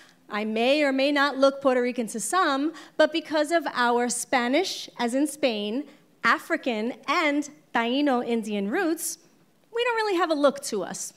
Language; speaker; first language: English; native; English